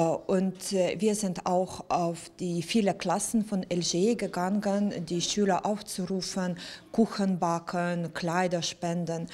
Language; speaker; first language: German; non-native, fluent; Ukrainian